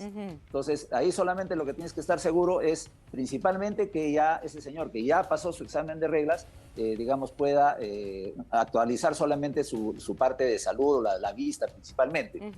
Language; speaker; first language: Spanish; native; Spanish